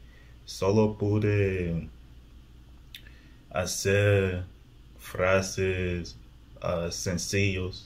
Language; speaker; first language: Spanish; non-native, learner; English